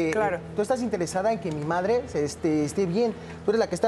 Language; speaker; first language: Spanish; native; Spanish